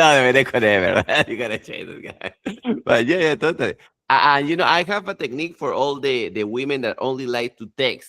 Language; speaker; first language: English; non-native, fluent; Spanish